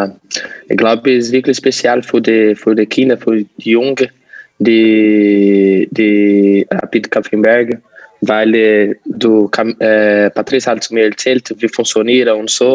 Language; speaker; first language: German; non-native, learner; Portuguese